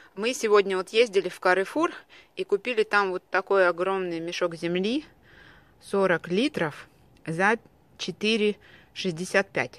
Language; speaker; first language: Russian; native; Russian